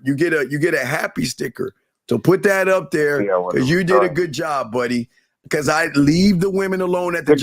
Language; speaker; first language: English; native; English